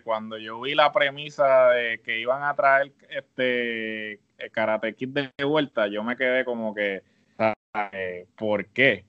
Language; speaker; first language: Spanish; native; Spanish